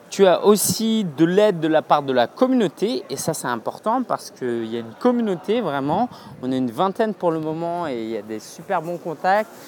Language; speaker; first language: French; native; French